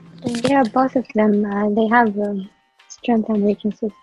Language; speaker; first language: English; non-native, learner; Arabic